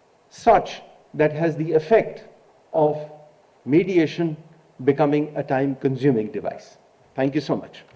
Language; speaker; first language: English; non-native, local second language; Urdu